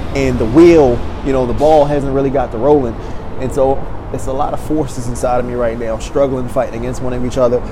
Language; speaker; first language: English; native; English